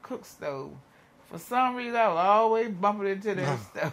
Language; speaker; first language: English; native; English